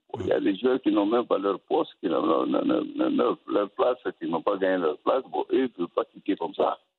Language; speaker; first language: French; non-native, local second language; Bambara